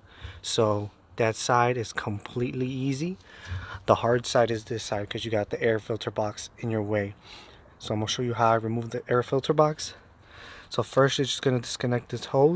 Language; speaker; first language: English; native; English